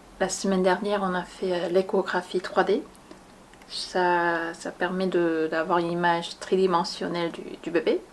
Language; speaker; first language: French; non-native, fluent; Korean